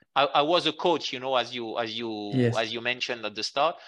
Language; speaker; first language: English; non-native, fluent; French